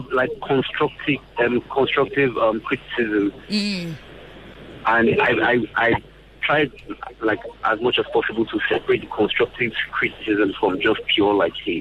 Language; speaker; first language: English; non-native, local second language; Yoruba